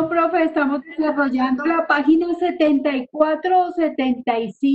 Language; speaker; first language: Spanish; native; Spanish